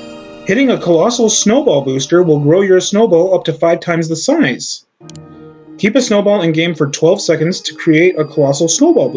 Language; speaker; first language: English; native; English